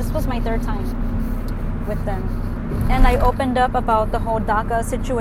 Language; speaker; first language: English; early bilingual, other home language; Spanish